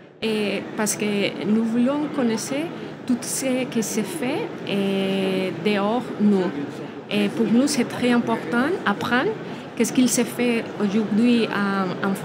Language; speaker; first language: French; non-native, learner; Spanish